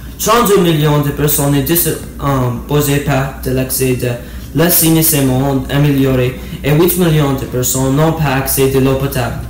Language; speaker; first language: French; non-native, learner; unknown